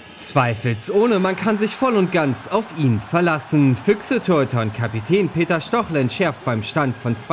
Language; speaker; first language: German; native; German